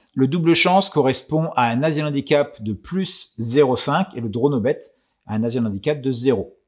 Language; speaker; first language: French; native; French